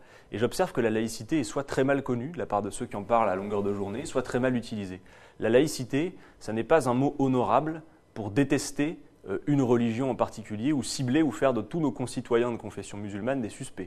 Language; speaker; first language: French; native; French